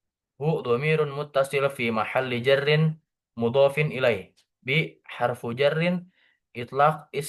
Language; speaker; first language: Arabic; non-native, learner; Indonesian